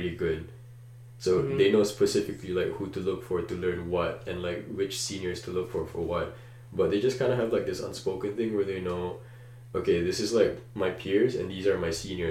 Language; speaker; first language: English; non-native, local second language; Malay